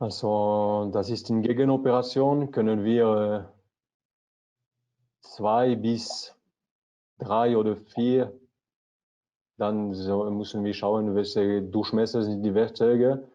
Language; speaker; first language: German; non-native, learner; French